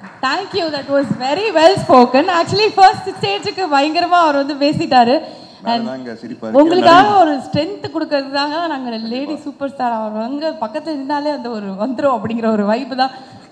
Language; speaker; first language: Tamil; native; Tamil